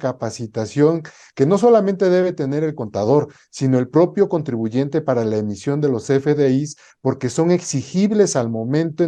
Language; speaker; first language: Spanish; native; Spanish